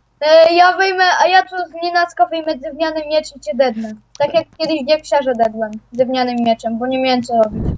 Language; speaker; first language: Polish; native; Polish